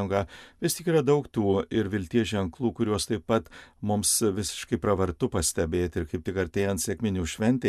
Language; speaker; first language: Lithuanian; native; Lithuanian